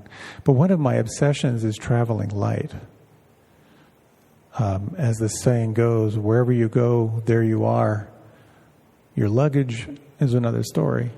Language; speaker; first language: English; native; English